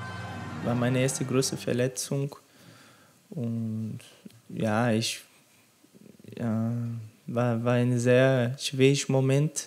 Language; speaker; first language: German; non-native, learner; Portuguese